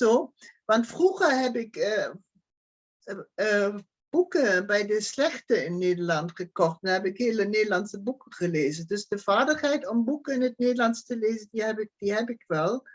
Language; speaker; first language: Dutch; non-native, fluent; German